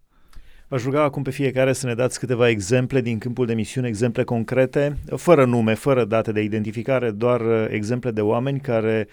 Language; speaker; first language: Romanian; native; Romanian